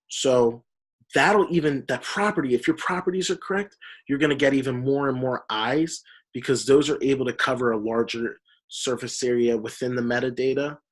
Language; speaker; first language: English; native; English